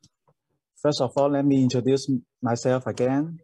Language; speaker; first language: English; non-native, fluent; Cantonese